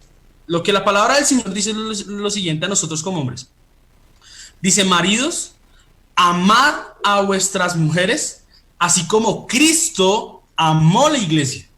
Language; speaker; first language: Spanish; native; Spanish